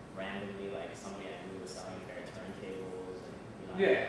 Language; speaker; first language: English; native; English